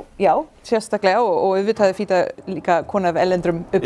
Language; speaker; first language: Icelandic; non-native, learner; English